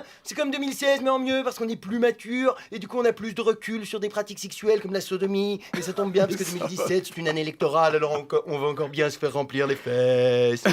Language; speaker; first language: French; native; French